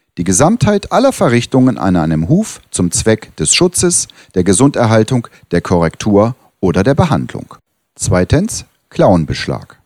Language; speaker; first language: German; native; German